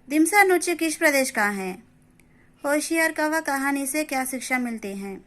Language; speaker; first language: Hindi; non-native, local second language; Telugu